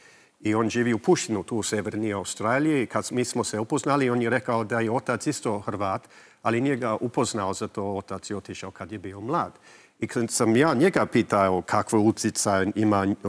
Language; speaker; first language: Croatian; early bilingual, heritage; English